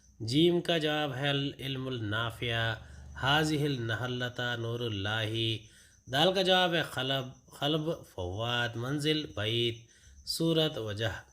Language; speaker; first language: Urdu; native; Urdu